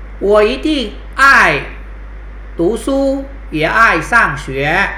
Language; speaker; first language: Chinese; non-native, fluent; Thai